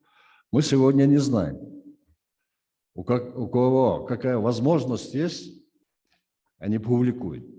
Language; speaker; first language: Russian; non-native, local second language; Kyrgyz